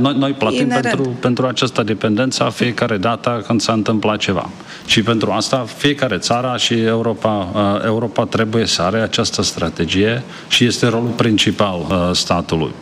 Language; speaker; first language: Romanian; non-native, fluent; Czech